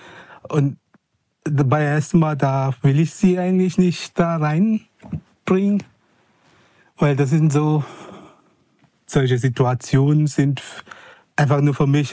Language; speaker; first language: German; non-native, fluent; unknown